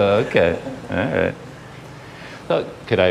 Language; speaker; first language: English; native; English